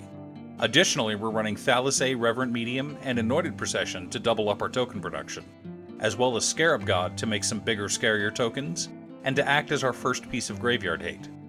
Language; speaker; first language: English; native; English